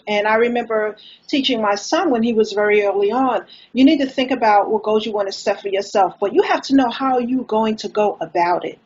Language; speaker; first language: English; native; English